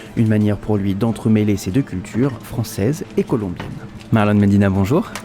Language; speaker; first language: French; native; French